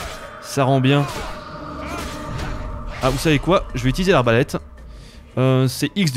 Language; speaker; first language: French; native; French